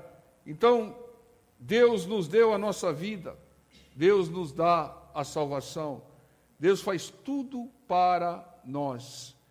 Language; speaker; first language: Portuguese; native; Portuguese